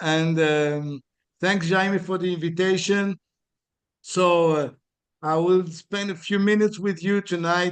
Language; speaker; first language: English; non-native, fluent; French